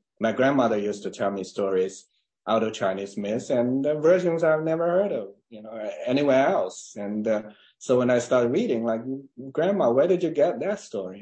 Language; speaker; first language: English; non-native, fluent; Chinese